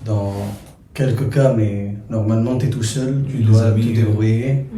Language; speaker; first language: French; non-native, local second language; Arabic